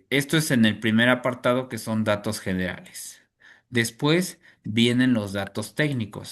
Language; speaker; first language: Spanish; native; Spanish